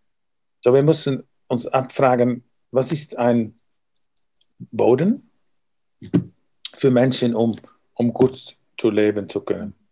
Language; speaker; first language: German; non-native, learner; Dutch